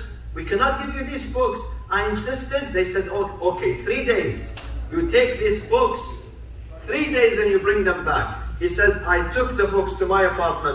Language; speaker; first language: English; non-native, fluent; Arabic